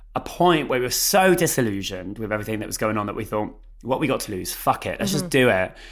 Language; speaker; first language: English; native; English